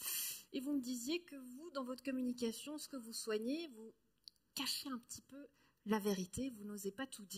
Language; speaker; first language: French; native; French